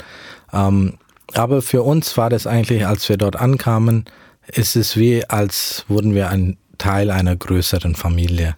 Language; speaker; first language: German; early bilingual, heritage; German